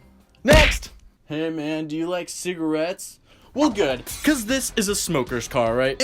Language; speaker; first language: English; native; English